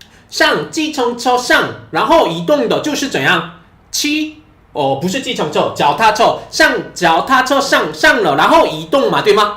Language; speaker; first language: Chinese; non-native, fluent; Korean